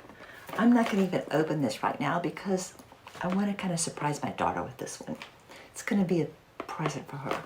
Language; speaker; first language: English; native; English